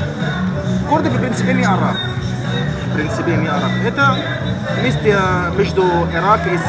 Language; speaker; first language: Russian; non-native, learner; Arabic